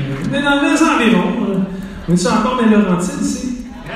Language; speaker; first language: French; native; French